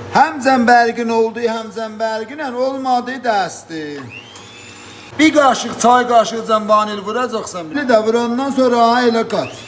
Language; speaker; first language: Azerbaijani; native; Azerbaijani